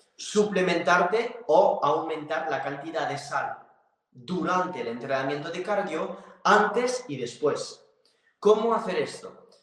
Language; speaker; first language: Spanish; non-native, fluent; French